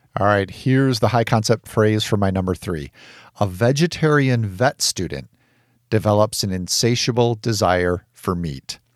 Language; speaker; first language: English; native; English